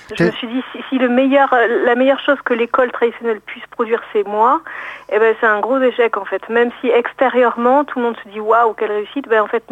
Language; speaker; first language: French; native; French